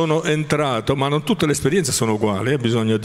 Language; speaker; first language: Italian; native; Italian